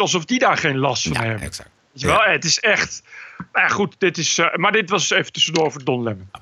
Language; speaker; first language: Dutch; native; Dutch